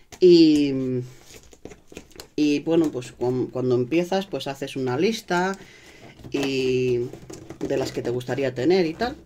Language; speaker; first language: Spanish; native; Spanish